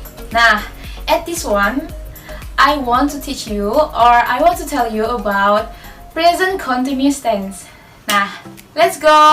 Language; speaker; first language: English; non-native, learner; Indonesian